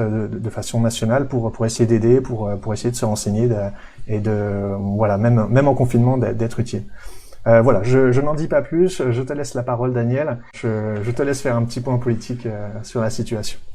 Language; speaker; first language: French; native; French